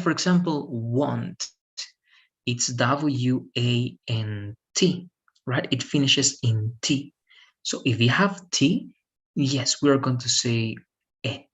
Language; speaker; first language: English; non-native, fluent; Spanish